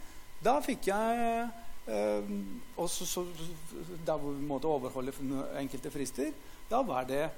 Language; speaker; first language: Norwegian; non-native, fluent; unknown